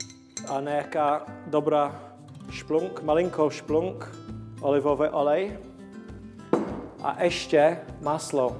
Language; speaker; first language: Czech; non-native, learner; English